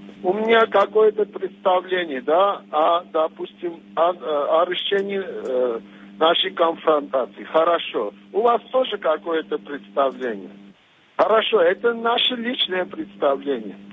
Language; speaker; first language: Russian; non-native, fluent; Armenian